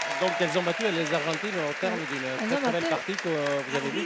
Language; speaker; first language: French; native; French